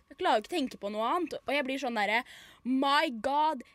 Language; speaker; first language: Norwegian; native; Norwegian